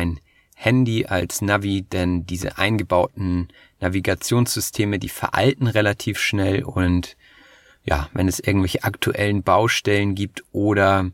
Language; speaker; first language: German; native; German